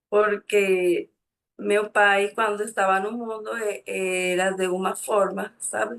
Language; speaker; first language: Portuguese; non-native, fluent; Spanish